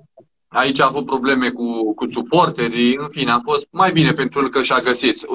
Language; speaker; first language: Romanian; native; Romanian